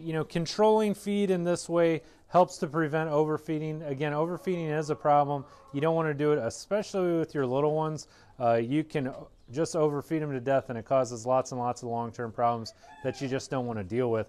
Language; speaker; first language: English; native; English